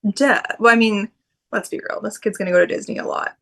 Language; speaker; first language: English; native; English